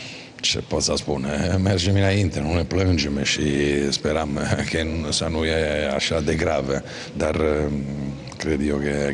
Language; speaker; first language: Romanian; non-native, fluent; Italian